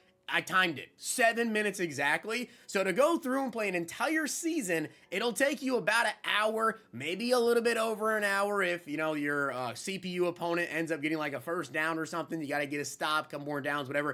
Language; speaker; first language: English; native; English